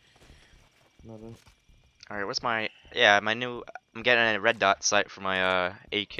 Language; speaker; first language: English; non-native, fluent; Swedish